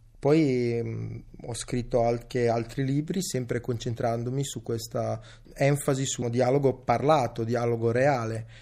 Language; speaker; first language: Italian; early bilingual, other home language; Serbian